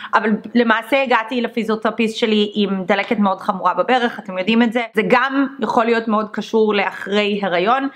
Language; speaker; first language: Hebrew; native; Hebrew